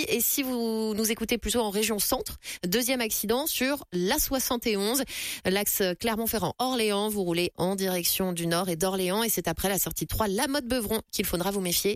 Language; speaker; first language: French; native; French